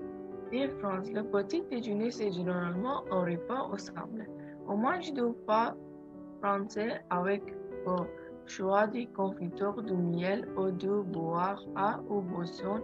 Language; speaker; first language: French; non-native, learner; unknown